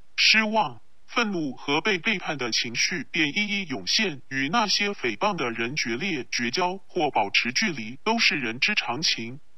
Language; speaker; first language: Chinese; non-native, local second language; Cantonese